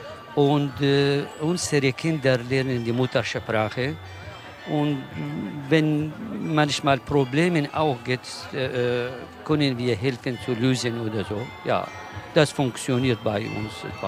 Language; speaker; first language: German; non-native, learner; Kurdish